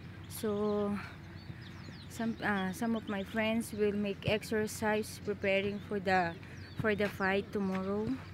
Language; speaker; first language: English; non-native, local second language; Filipino